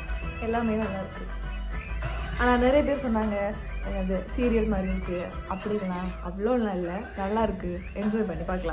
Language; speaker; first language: Tamil; native; Tamil